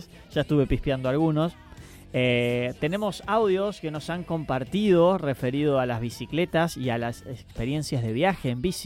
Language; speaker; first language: Spanish; native; Spanish